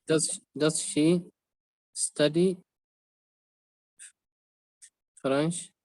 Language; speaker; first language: English; non-native, learner; Arabic